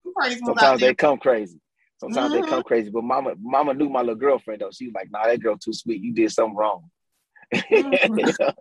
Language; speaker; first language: English; native; English